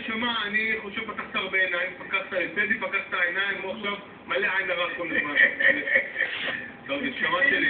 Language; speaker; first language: Hebrew; native; Hebrew